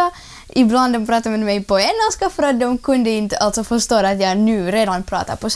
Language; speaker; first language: Swedish; early bilingual, other home language; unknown